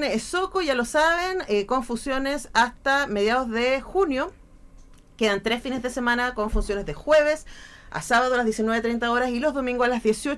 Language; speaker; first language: Spanish; native; Spanish